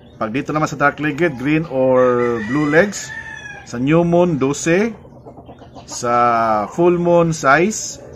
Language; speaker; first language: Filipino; non-native, local second language; Cebuano